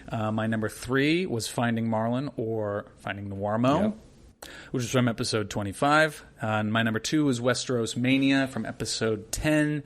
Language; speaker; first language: English; native; English